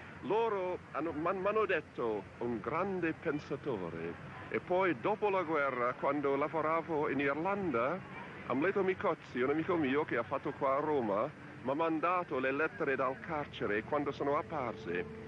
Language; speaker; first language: Italian; non-native, fluent; English